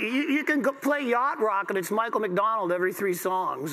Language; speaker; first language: English; native; English